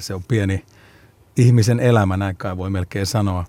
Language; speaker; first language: Finnish; native; Finnish